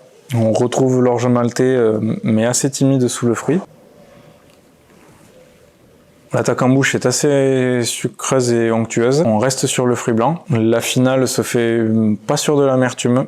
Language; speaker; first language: French; native; French